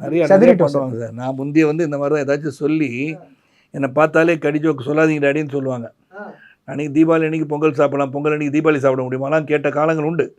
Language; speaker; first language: Tamil; native; Tamil